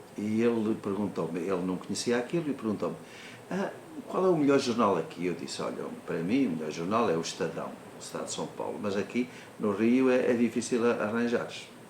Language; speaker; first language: Portuguese; native; Portuguese